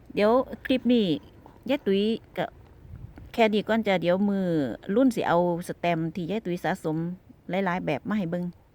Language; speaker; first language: Thai; native; Thai